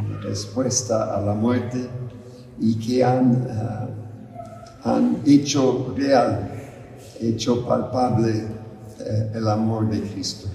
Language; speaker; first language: Spanish; non-native, fluent; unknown